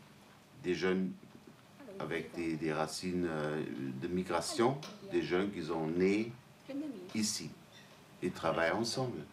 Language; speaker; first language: French; non-native, fluent; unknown